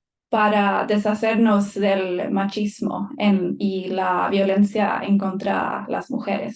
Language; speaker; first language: Spanish; non-native, fluent; Swedish